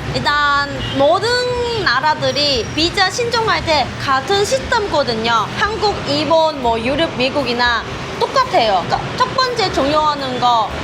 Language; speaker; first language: Korean; non-native, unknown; Vietnamese